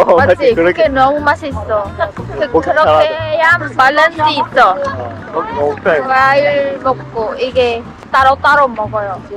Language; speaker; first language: Korean; non-native, learner; Khmer